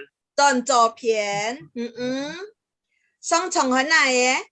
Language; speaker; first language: Chinese; early bilingual, heritage; Chinese